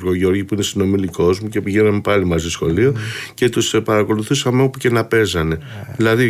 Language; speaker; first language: Greek; native; Greek